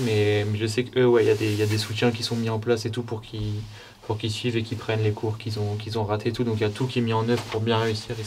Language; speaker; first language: French; native; French